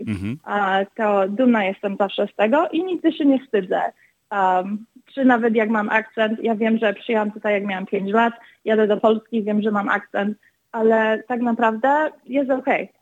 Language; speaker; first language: Polish; early bilingual, other home language; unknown